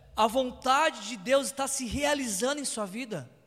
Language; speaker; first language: Portuguese; native; Portuguese